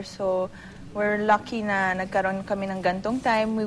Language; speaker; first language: Filipino; early bilingual, heritage; Filipino